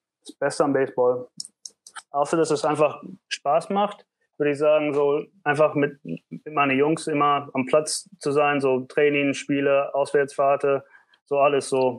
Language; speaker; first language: German; early bilingual, heritage; German